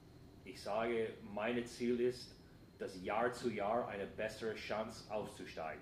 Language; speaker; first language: German; non-native, fluent; English